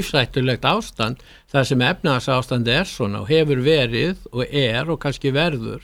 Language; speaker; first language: Icelandic; native; Icelandic